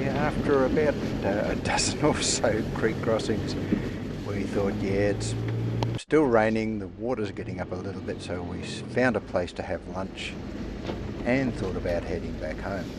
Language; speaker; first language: English; native; English